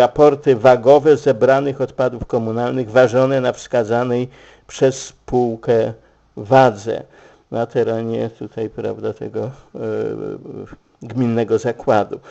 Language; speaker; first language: Polish; native; Polish